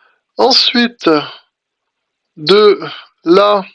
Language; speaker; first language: French; native; French